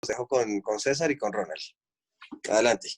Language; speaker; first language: Spanish; native; Spanish